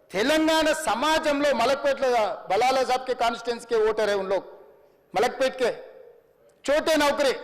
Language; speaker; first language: Hindi; non-native, local second language; Telugu